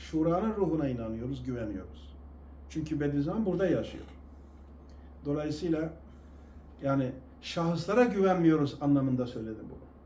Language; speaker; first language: Turkish; non-native, local second language; Kurdish